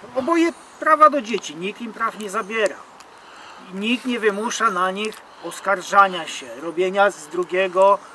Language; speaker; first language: Polish; native; Polish